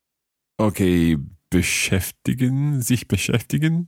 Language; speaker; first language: German; non-native, learner; English